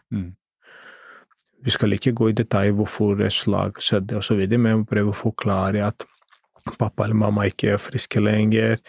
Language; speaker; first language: Norwegian; non-native, fluent; Greek